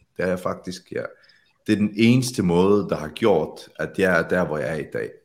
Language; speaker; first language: Danish; early bilingual, other home language; Arabic